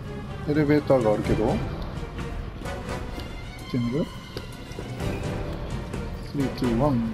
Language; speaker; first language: Japanese; native; Japanese